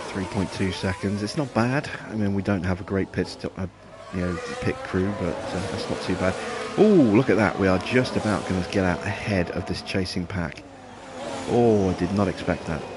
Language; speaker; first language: English; native; English